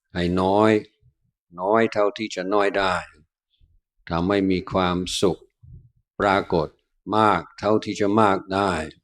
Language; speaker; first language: Thai; non-native, fluent; English